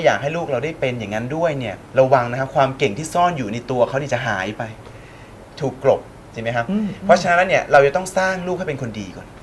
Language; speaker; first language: Thai; native; Thai